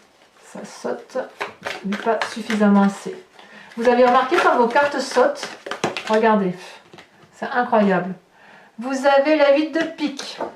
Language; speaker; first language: French; native; French